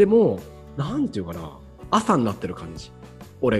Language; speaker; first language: Japanese; native; Japanese